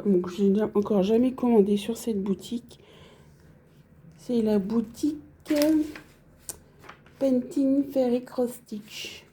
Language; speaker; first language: French; native; French